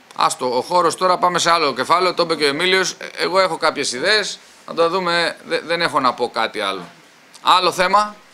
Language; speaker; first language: Greek; native; Greek